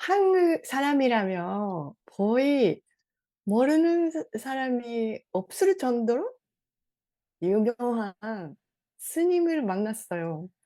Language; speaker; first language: Korean; non-native, fluent; Japanese